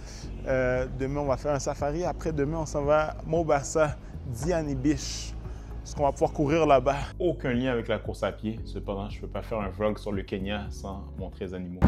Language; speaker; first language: French; native; French